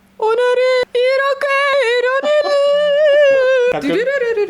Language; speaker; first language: Korean; non-native, fluent; Arabic